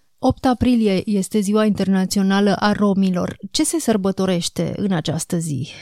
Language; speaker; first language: Romanian; native; Romanian